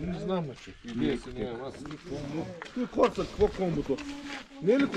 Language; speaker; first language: Bulgarian; non-native, local second language; Turkish